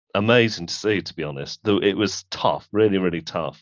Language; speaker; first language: English; native; English